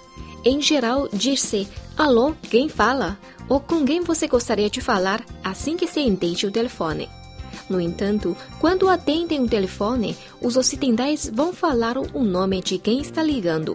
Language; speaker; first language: Portuguese; non-native, fluent; Chinese